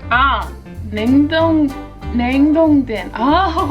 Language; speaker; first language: Korean; non-native, fluent; English